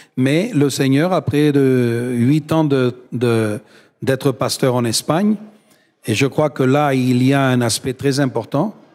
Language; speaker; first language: French; non-native, fluent; Spanish